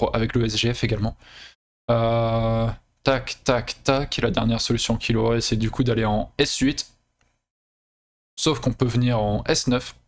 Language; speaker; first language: French; native; French